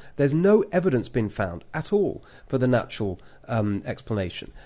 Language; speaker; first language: English; native; English